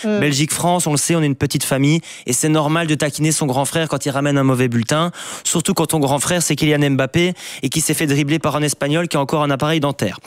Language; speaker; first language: French; native; French